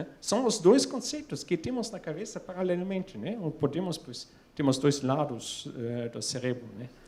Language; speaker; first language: Portuguese; non-native, fluent; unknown